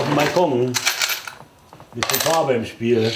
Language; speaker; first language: German; native; German